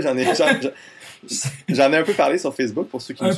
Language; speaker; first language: French; native; French